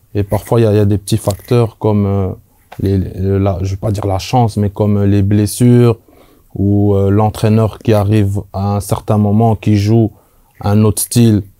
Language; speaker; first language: French; native; French